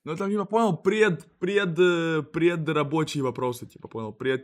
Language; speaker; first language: Russian; native; Russian